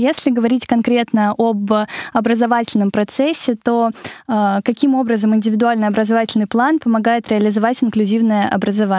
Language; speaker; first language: Russian; native; Russian